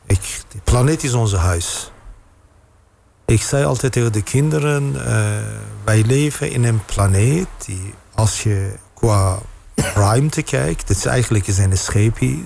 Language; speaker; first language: Dutch; non-native, fluent; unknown